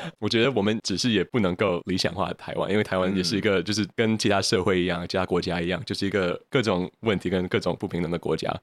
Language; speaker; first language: Chinese; early bilingual, heritage; Chinese